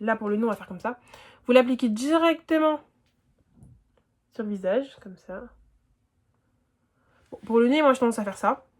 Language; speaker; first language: French; native; French